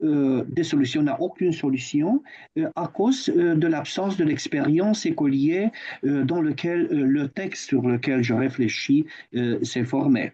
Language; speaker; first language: French; non-native, fluent; Romanian